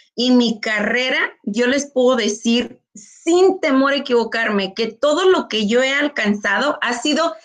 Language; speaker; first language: Spanish; early bilingual, heritage; Spanish